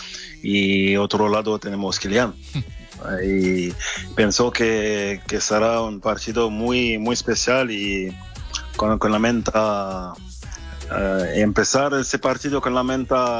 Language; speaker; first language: Spanish; non-native, learner; French